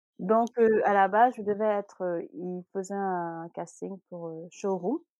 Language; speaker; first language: French; non-native, local second language; Wolof